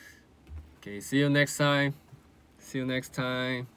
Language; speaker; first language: English; non-native, learner; Korean